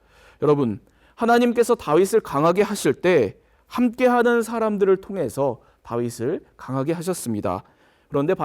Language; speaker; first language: Korean; native; Korean